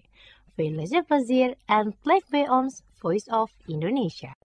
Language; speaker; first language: Dutch; non-native, fluent; Indonesian